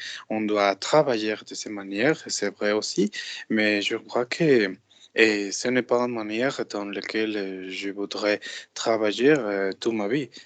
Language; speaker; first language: French; non-native, learner; Spanish